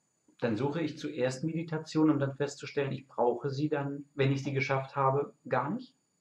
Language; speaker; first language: German; native; German